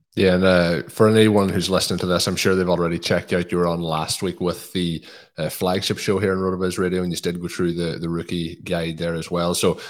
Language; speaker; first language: English; native; English